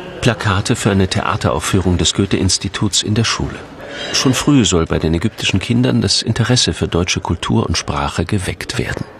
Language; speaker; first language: German; native; German